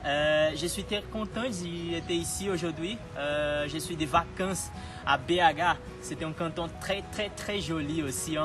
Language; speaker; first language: French; non-native, learner; Portuguese